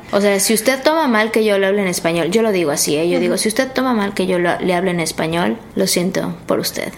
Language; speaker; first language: Spanish; native; Spanish